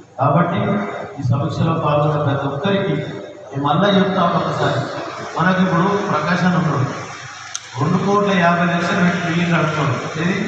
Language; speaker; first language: Telugu; native; Telugu